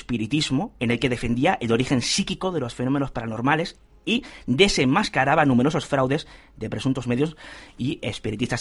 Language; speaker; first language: Spanish; native; Spanish